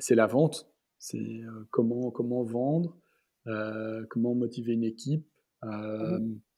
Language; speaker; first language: French; native; French